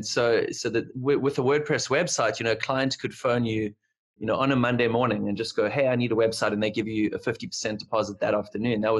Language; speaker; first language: English; native; English